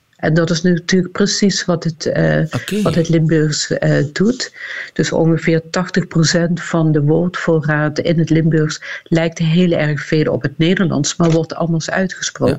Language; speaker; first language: Dutch; native; Dutch